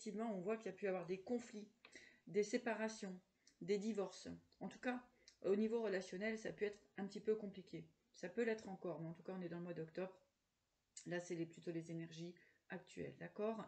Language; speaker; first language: French; native; French